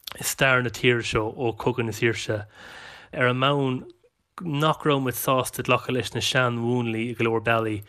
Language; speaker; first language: Irish; non-native, local second language; English